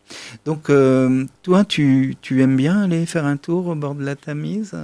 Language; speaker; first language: French; native; French